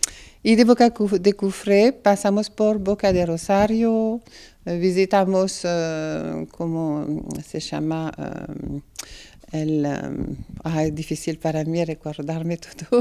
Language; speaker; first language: Spanish; non-native, fluent; French